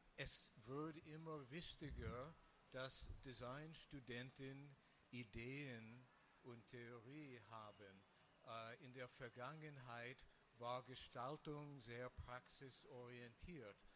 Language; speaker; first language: German; non-native, fluent; English